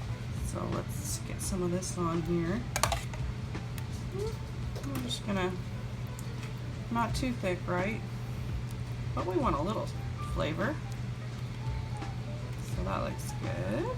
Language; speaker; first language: English; native; English